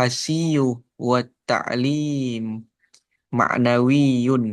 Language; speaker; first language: Arabic; non-native, fluent; Indonesian